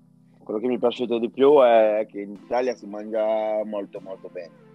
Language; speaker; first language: Italian; non-native, fluent; French